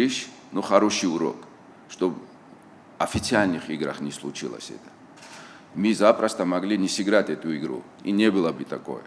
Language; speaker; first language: Russian; non-native, local second language; Tajik